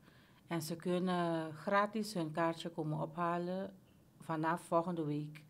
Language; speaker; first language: Dutch; non-native, local second language; Papiamento